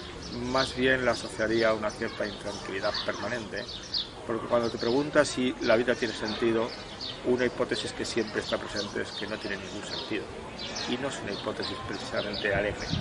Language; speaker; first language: Spanish; native; Spanish